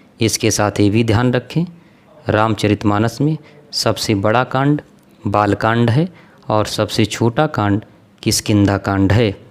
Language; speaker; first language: Hindi; native; Hindi